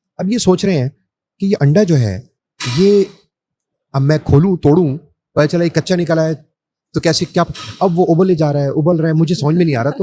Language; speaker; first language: Urdu; native; Urdu